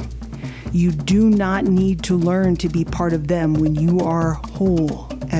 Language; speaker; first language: English; native; English